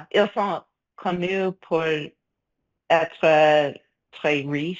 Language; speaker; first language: French; non-native, fluent; English